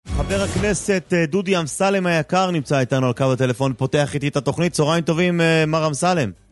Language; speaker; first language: Hebrew; native; Hebrew